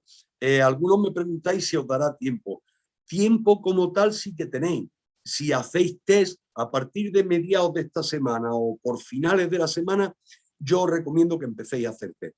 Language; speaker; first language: Spanish; native; Spanish